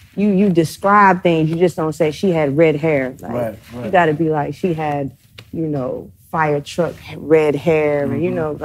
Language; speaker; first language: English; native; English